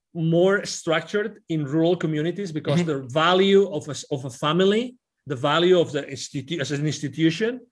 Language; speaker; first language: English; non-native, fluent; Spanish